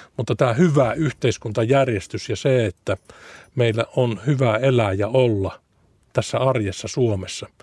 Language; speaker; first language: Finnish; native; Finnish